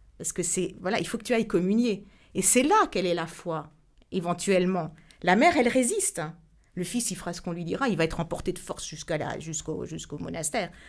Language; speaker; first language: French; native; French